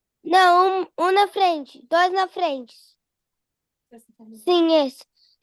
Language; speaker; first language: Portuguese; early bilingual, heritage; Portuguese